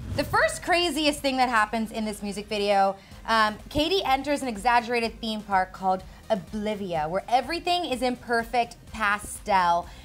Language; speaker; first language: English; native; English